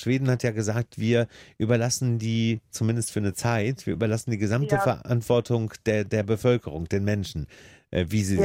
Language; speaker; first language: German; native; German